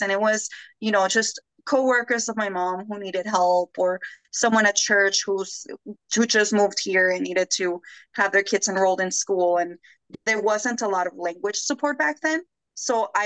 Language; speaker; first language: English; early bilingual, other home language; Spanish